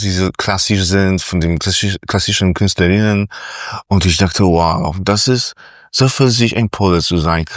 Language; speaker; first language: German; non-native, fluent; Polish